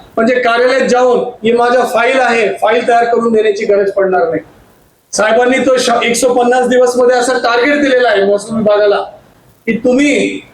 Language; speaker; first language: Marathi; non-native, local second language; Hindi